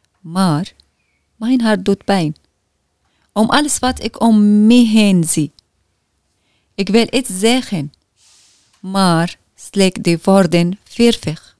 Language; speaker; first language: Dutch; non-native, learner; Arabic